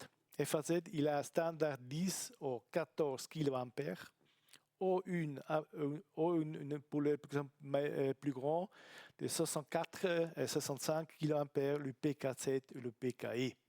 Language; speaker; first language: French; non-native, learner; Italian